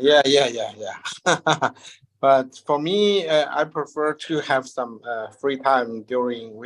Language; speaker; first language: English; non-native, learner; Chinese